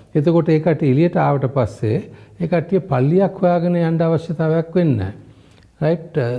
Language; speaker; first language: Sinhala; non-native, local second language; Tamil